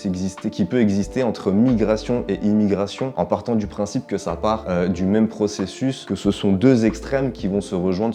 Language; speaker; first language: French; native; French